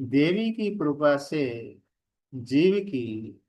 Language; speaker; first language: Hindi; non-native, local second language; Telugu